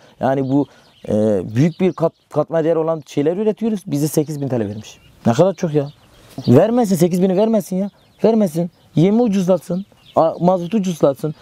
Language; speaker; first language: Turkish; non-native, local second language; Kurdish